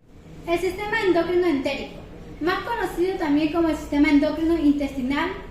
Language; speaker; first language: Spanish; native; Spanish